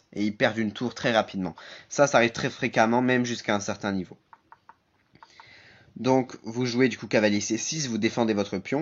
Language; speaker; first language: French; native; French